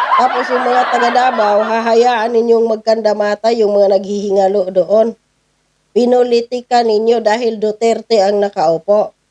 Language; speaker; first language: Filipino; non-native, local second language; Cebuano